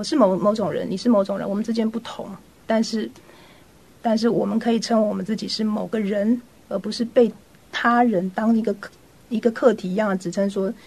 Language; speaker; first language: Chinese; native; Chinese